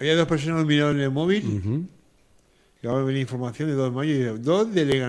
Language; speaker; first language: Spanish; native; Spanish